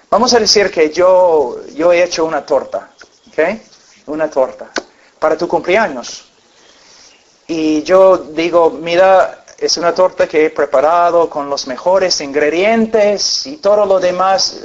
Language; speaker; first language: Spanish; non-native, fluent; English